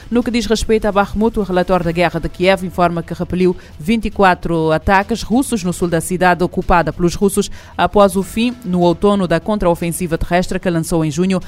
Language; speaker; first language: Portuguese; non-native, local second language; Kabuverdianu